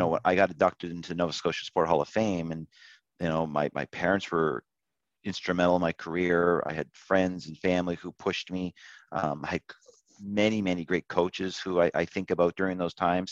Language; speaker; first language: English; native; English